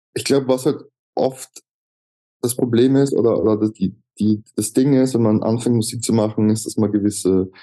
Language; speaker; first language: German; native; German